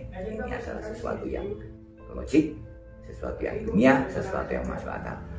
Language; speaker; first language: Indonesian; non-native, local second language; Javanese